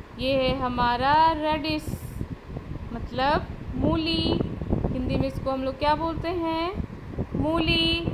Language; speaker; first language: Hindi; native; Hindi